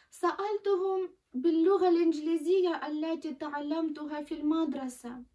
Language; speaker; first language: Arabic; non-native, fluent; Ukrainian